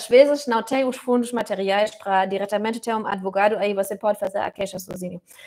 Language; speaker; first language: Portuguese; non-native, fluent; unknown